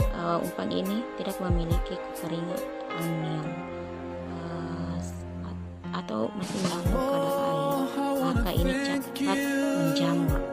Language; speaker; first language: Indonesian; native; Indonesian